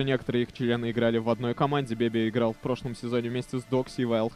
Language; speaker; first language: Russian; native; Russian